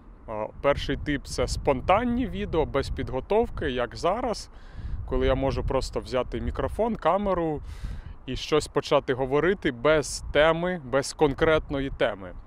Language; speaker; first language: Ukrainian; native; Ukrainian